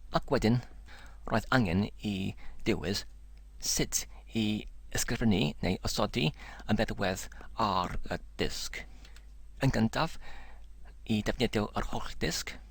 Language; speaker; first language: Welsh; non-native, learner; English